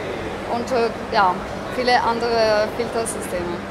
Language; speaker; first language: German; non-native, fluent; Italian